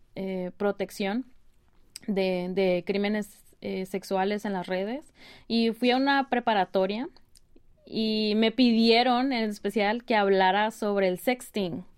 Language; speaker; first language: Spanish; native; Spanish